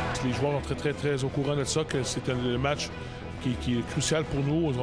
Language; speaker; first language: French; native; French